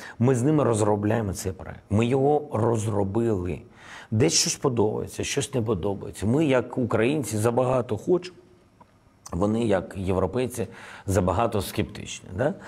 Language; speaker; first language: Ukrainian; non-native, local second language; Russian